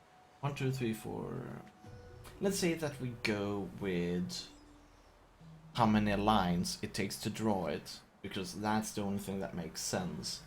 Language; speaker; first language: English; non-native, fluent; Chinese